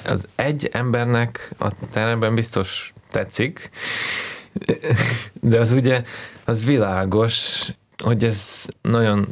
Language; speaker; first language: Hungarian; non-native, fluent; Russian